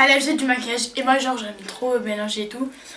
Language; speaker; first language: French; native; French